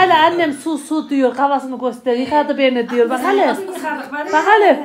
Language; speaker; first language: Turkish; native; Turkish